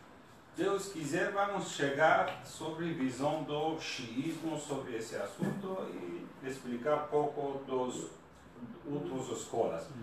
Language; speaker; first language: Portuguese; non-native, learner; Persian